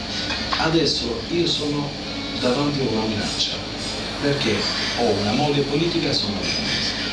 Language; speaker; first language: Italian; non-native, fluent; Albanian